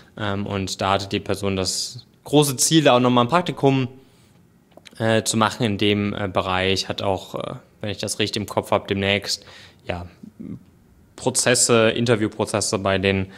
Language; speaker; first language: German; native; German